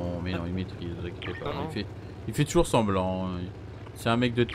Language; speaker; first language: French; native; French